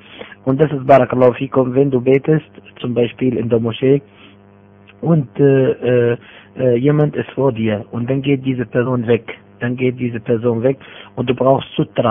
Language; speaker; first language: German; non-native, fluent; Arabic